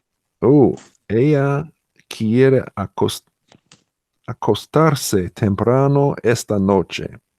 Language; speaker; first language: Spanish; non-native, learner; English